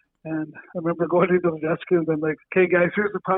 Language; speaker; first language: English; native; English